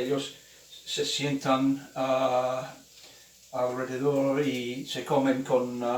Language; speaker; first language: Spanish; non-native, fluent; English